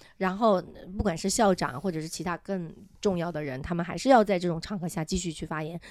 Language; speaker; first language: Chinese; non-native, local second language; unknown